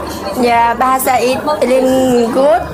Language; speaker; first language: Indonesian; non-native, learner; Vietnamese